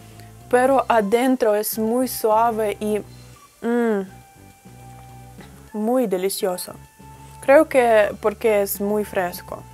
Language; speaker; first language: Spanish; non-native, fluent; Russian